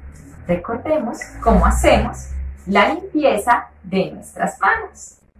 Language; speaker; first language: Spanish; native; Spanish